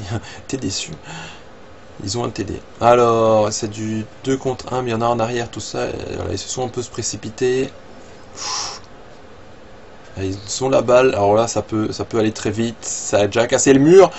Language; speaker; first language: French; native; French